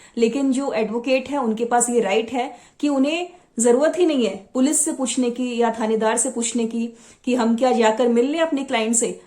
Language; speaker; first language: Hindi; non-native, local second language; Assamese